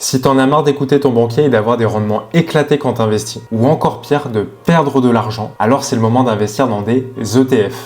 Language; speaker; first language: French; native; French